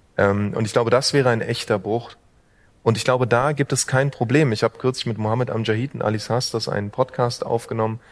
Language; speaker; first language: German; native; German